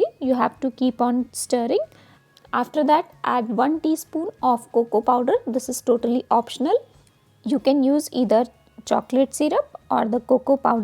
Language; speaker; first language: English; non-native, local second language; Hindi